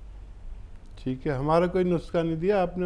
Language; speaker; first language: Hindi; native; Hindi